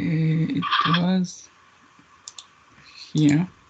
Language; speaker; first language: English; non-native, learner; Spanish